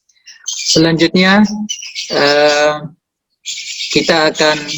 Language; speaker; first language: Malay; native; Malay